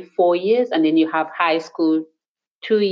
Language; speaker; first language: English; non-native, local second language; Acoli